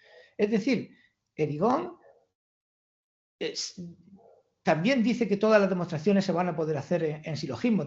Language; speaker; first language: Spanish; native; Spanish